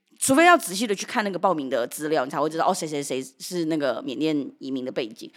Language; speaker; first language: Chinese; early bilingual, heritage; Chinese